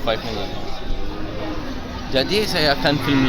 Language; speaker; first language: Indonesian; non-native, learner; Arabic